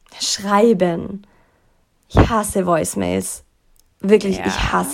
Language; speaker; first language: German; native; German